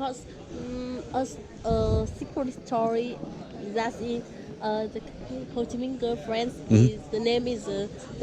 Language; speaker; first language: English; non-native, learner; Vietnamese